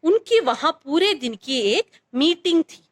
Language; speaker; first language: Hindi; non-native, fluent; Malayalam